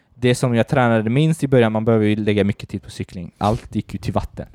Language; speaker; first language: Swedish; early bilingual, other home language; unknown